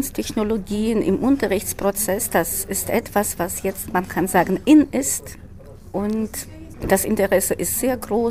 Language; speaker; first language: German; non-native, fluent; Russian